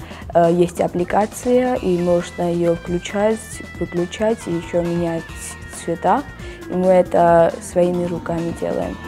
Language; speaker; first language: Russian; non-native, local second language; Georgian